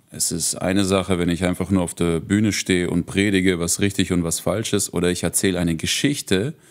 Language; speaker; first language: German; early bilingual, heritage; Russian